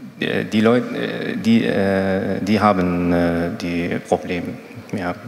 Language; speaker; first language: German; non-native, learner; Arabic